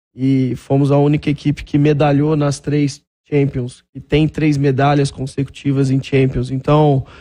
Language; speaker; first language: Portuguese; native; Portuguese